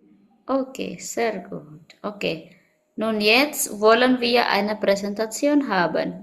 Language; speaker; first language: German; non-native, learner; Indonesian